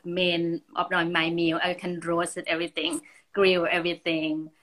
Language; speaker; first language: English; non-native, fluent; Thai